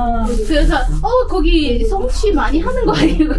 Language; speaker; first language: Korean; non-native, fluent; Arabic